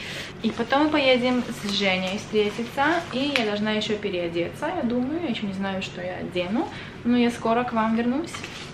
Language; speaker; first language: Russian; early bilingual, other home language; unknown